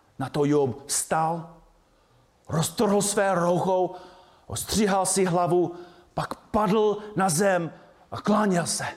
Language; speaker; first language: Czech; non-native, fluent; English